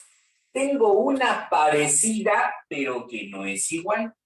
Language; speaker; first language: Spanish; native; Spanish